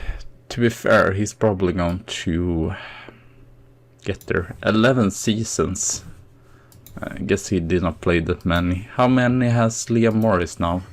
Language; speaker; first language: English; non-native, fluent; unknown